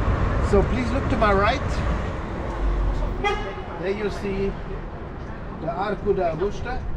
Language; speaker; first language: English; non-native, fluent; Portuguese